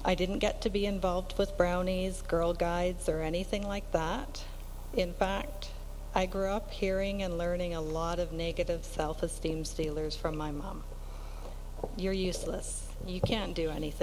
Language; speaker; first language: English; native; English